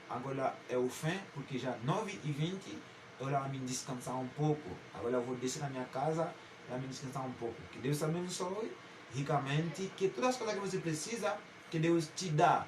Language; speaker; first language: Portuguese; non-native, learner; Haitian Creole